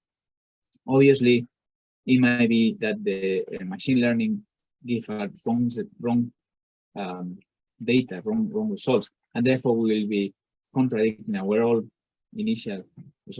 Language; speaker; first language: English; non-native, fluent; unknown